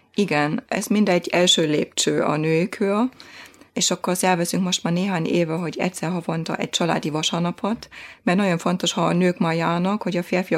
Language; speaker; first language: Hungarian; non-native, fluent; German